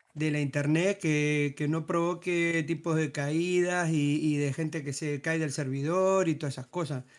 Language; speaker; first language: Spanish; native; Spanish